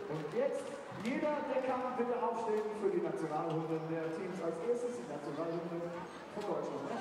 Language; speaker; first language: German; native; German